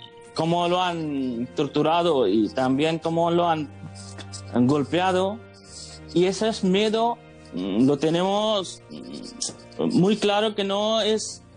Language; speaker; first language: Spanish; non-native, fluent; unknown